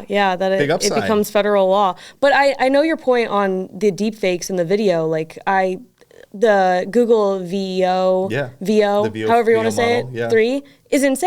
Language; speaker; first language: English; native; English